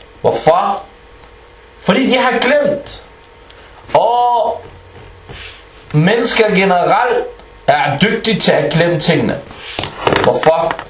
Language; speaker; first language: Danish; non-native, fluent; Arabic